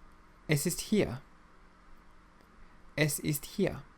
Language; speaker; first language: German; non-native, fluent; English